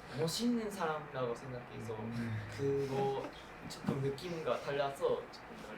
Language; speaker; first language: Korean; non-native, learner; Japanese